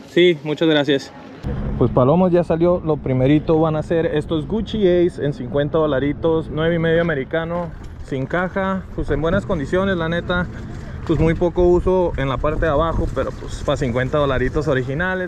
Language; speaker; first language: Spanish; native; Spanish